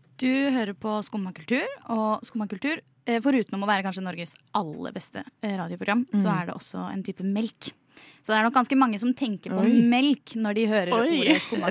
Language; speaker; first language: Norwegian; native; Norwegian